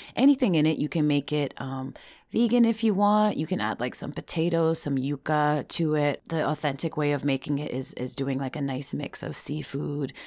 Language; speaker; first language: English; early bilingual, other home language; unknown